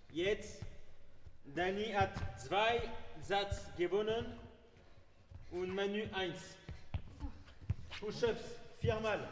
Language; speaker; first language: German; non-native, learner; French